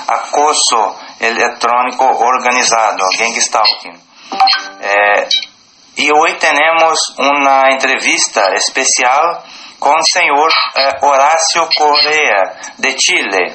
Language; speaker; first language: Spanish; non-native, learner; Portuguese